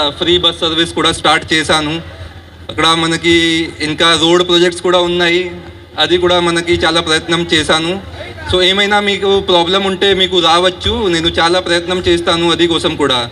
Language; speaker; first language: Telugu; non-native, learner; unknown